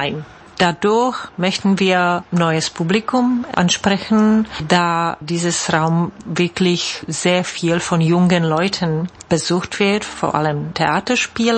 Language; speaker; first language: German; non-native, fluent; Czech